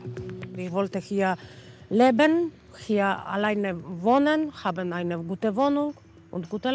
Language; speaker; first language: German; non-native, learner; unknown